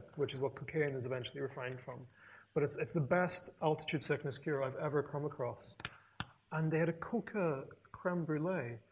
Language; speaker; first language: English; native; English